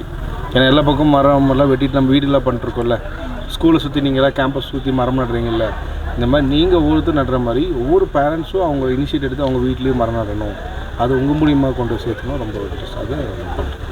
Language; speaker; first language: Tamil; native; Tamil